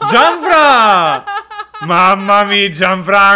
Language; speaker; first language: Italian; native; Italian